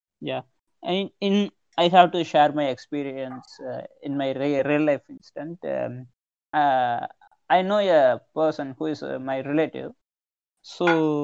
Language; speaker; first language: English; non-native, local second language; Tamil